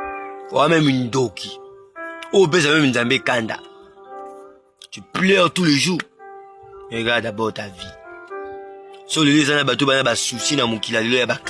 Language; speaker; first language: French; non-native, local second language; Lingala